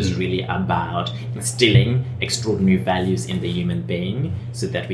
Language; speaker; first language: English; native; English